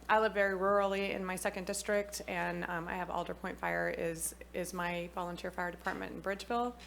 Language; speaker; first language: English; native; English